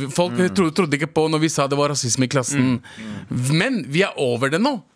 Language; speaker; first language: Norwegian; native; Norwegian